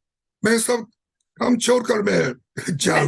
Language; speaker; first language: Hindi; non-native, fluent; Japanese